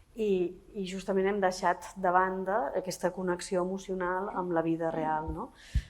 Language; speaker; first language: Catalan; native; Catalan